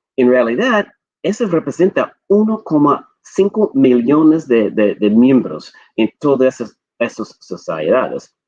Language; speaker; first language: Spanish; non-native, fluent; English